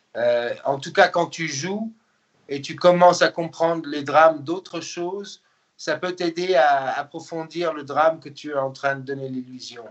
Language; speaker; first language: French; non-native, fluent; English